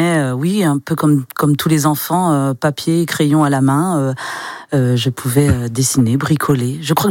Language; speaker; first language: French; native; French